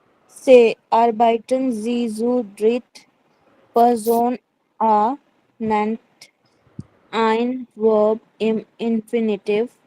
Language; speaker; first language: German; non-native, learner; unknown